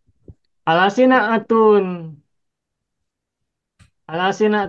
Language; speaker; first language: Arabic; non-native, fluent; Indonesian